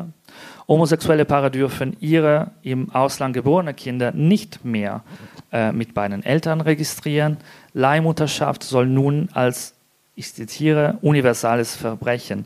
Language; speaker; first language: German; non-native, fluent; Italian